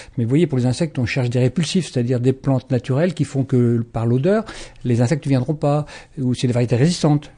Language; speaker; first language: French; native; French